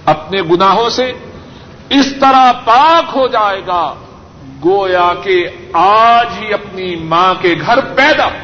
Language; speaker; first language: Urdu; non-native, local second language; Punjabi